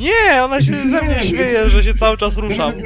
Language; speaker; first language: Polish; native; Polish